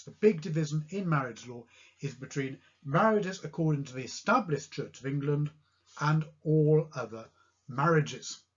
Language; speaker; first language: English; native; English